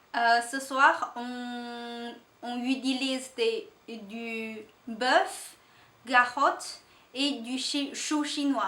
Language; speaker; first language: French; non-native, learner; Chinese